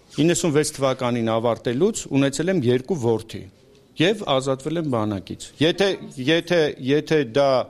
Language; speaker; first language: Armenian; native; Armenian